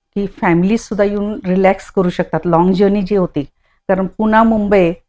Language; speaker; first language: Marathi; non-native, local second language; Konkani